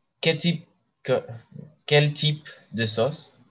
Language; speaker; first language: French; non-native, learner; English